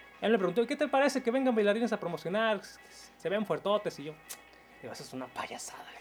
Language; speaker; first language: Spanish; native; Spanish